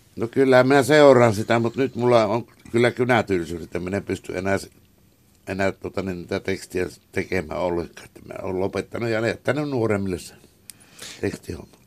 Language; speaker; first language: Finnish; native; Finnish